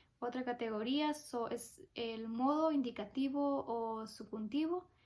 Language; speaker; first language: Spanish; early bilingual, heritage; Spanish